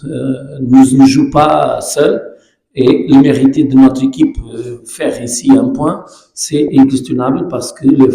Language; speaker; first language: French; non-native, learner; Portuguese